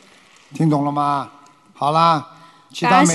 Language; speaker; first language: Chinese; native; Chinese